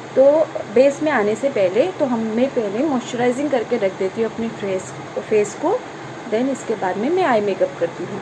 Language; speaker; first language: Hindi; non-native, local second language; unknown